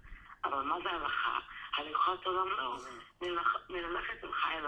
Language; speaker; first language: Hebrew; non-native, fluent; English